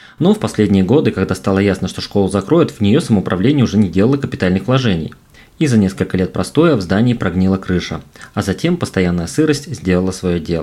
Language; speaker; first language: Russian; native; Russian